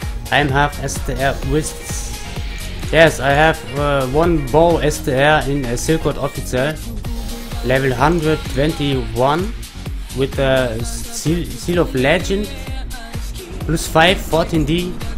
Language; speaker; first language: English; non-native, learner; German